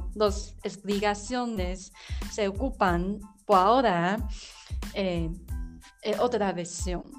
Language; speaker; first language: Spanish; non-native, learner; Chinese